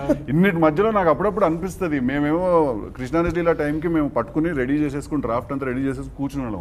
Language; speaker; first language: Telugu; native; Telugu